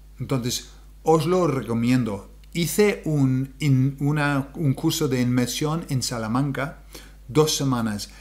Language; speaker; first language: Spanish; non-native, fluent; English